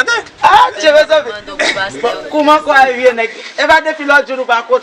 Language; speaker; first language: Haitian Creole; native; Haitian Creole